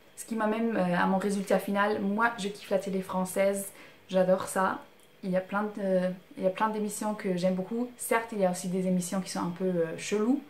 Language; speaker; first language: French; non-native, fluent; German